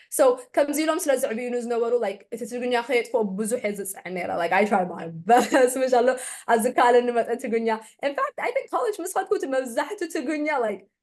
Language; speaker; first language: Tigrinya; early bilingual, heritage; Tigrinya